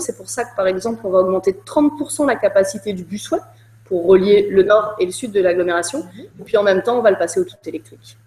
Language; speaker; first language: French; native; French